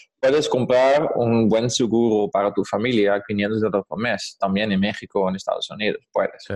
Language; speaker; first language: Spanish; non-native, fluent; Dutch